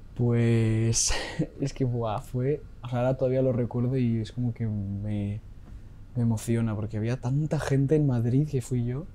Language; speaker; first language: Spanish; native; Spanish